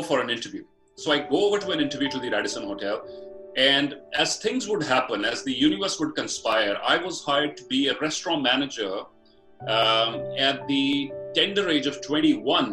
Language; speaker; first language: English; non-native, local second language; Punjabi